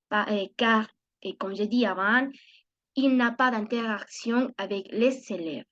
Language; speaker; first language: French; non-native, learner; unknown